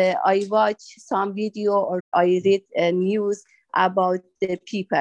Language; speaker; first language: English; non-native, learner; Persian